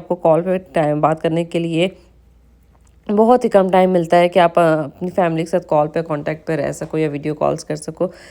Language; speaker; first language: Urdu; native; Urdu